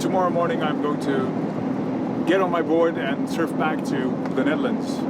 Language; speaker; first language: English; non-native, fluent; Dutch